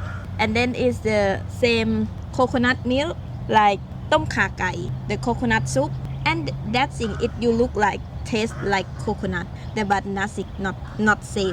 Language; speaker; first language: English; non-native, learner; Thai